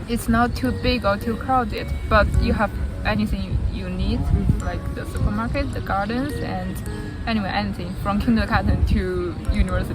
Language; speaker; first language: English; non-native, fluent; Chinese